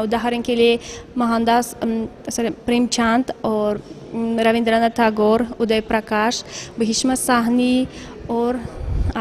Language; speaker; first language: Hindi; non-native, fluent; Tajik